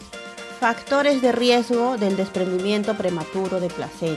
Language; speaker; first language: Spanish; native; Spanish